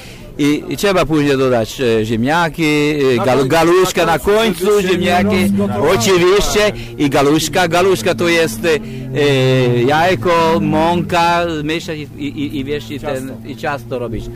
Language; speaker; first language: Polish; non-native, learner; Hungarian